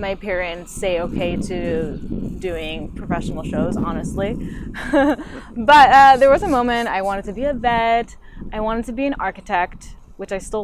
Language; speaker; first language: English; non-native, fluent; Japanese